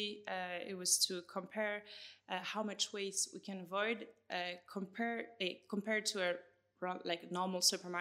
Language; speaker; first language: English; non-native, fluent; French